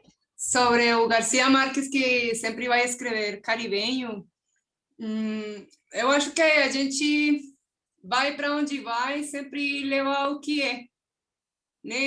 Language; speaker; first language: Portuguese; non-native, fluent; Spanish